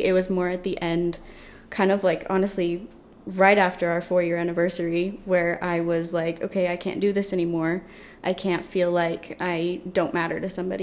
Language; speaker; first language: English; native; English